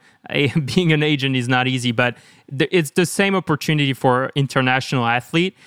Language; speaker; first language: English; non-native, fluent; French